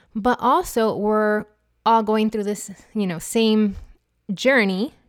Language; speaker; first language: English; non-native, fluent; Spanish